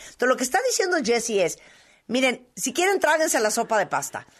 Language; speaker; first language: Spanish; native; Spanish